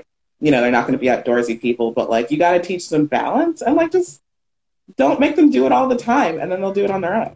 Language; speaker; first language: English; native; English